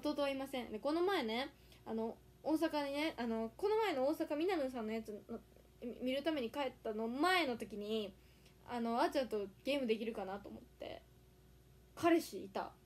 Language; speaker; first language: Japanese; native; Japanese